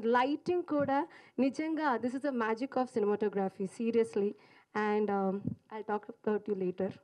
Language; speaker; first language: Telugu; non-native, learner; Malayalam